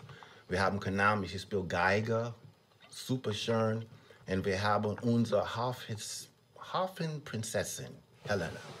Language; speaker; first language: German; non-native, learner; English